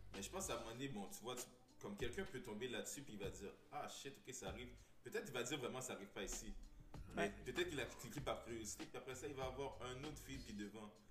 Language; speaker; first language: French; early bilingual, heritage; French